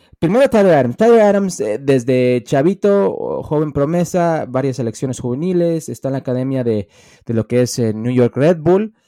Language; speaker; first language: Spanish; early bilingual, heritage; Spanish